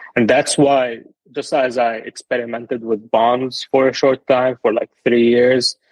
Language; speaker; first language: English; non-native, fluent; Arabic